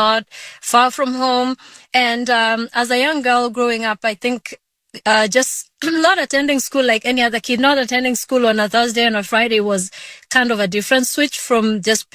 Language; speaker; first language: English; non-native, local second language; Kalenjin